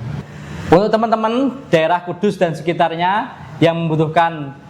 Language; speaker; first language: Indonesian; native; Indonesian